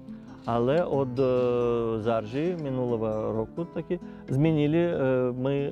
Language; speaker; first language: Ukrainian; non-native, learner; Russian